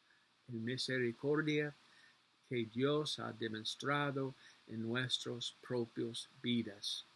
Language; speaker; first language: Spanish; non-native, learner; English